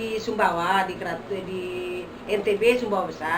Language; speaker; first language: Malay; non-native, local second language; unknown